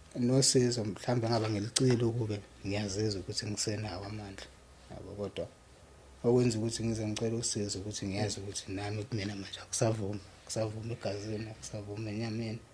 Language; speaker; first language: Zulu; native; Zulu